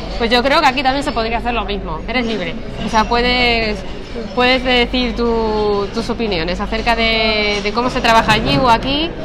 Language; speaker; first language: Spanish; native; Spanish